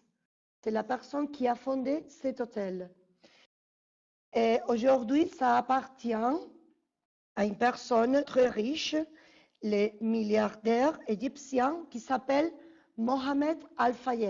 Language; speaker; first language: French; non-native, fluent; Spanish